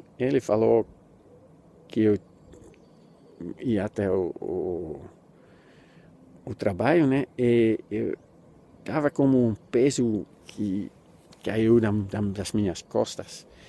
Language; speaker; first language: Portuguese; non-native, fluent; Dutch